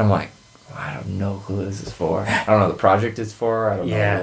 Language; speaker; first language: English; native; English